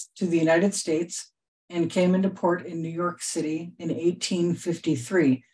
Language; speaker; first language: English; native; English